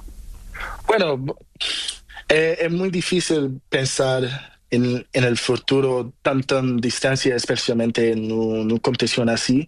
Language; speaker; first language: Spanish; non-native, learner; Portuguese